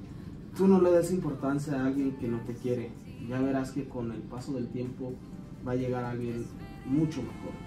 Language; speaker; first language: Spanish; non-native, learner; English